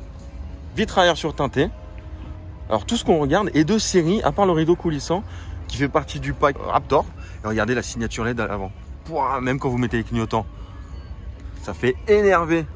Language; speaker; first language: French; native; French